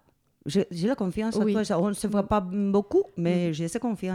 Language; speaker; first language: French; non-native, fluent; Spanish